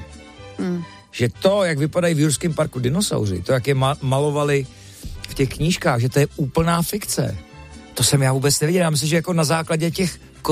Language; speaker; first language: Czech; native; Czech